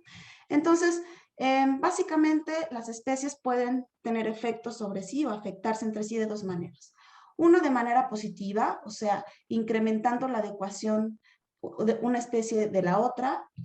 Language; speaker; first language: Spanish; native; Spanish